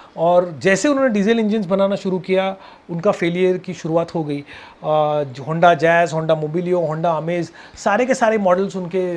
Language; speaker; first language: Hindi; non-native, local second language; Marathi